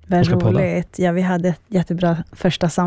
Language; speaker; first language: Swedish; early bilingual, other home language; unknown